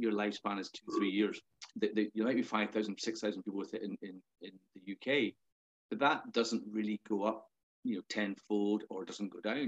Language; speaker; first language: English; native; English